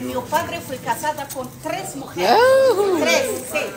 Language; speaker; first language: Spanish; non-native, learner; Arabic